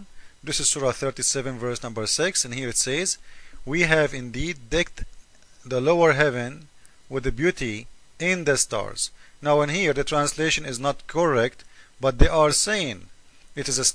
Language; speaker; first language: English; non-native, fluent; Arabic